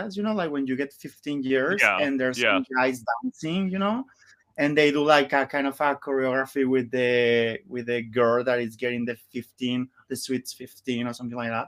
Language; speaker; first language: English; non-native, learner; Spanish